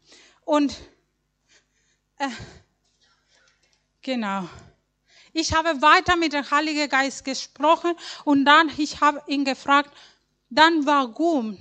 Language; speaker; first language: German; non-native, learner; Spanish